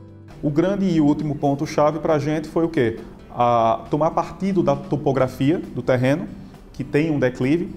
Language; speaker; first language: Portuguese; native; Portuguese